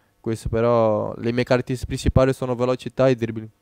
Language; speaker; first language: Italian; non-native, fluent; Portuguese